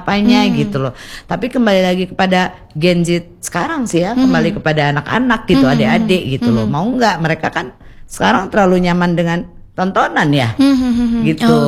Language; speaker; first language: Indonesian; non-native, local second language; Javanese